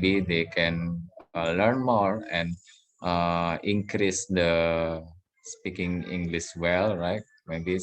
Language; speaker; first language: English; non-native, learner; Indonesian